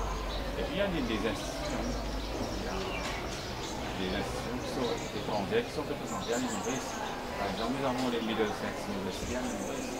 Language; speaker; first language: French; non-native, local second language; Morisyen